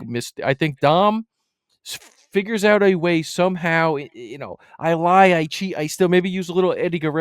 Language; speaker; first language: English; native; English